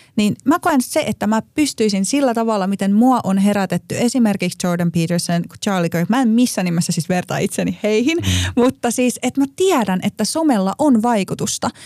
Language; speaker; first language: Finnish; native; Finnish